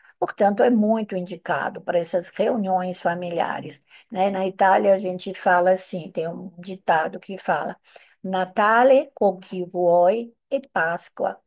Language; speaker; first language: Portuguese; non-native, fluent; Italian